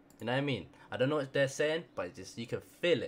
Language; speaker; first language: English; native; English